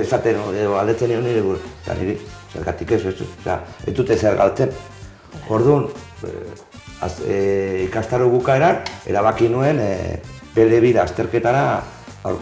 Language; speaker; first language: Basque; non-native, local second language; Spanish